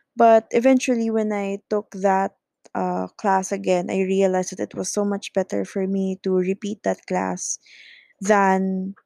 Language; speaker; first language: English; non-native, local second language; Filipino